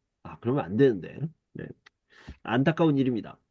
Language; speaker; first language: Korean; native; Korean